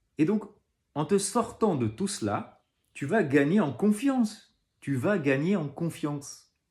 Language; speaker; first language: French; native; French